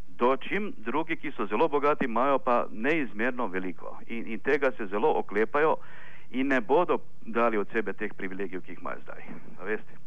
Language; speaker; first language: Slovenian; non-native, fluent; Ukrainian